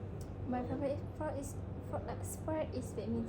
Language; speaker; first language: English; non-native, learner; Malay